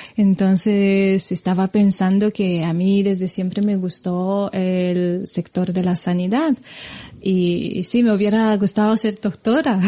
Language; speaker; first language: Spanish; non-native, fluent; Romanian